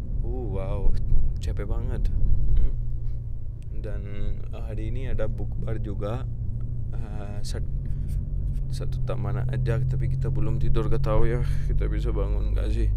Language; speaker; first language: Indonesian; non-native, fluent; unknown